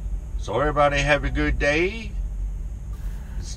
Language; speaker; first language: English; native; English